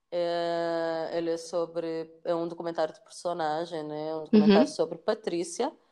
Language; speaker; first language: Portuguese; non-native, local second language; Kabuverdianu